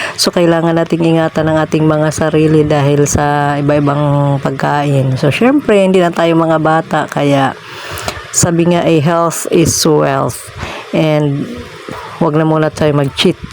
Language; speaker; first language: Filipino; native; Filipino